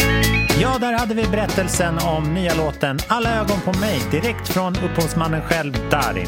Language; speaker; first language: Swedish; native; Swedish